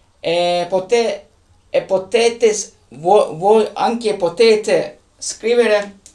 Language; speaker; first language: Italian; non-native, learner; Turkish